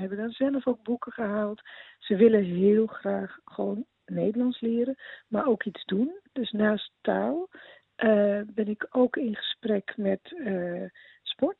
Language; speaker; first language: Dutch; native; Dutch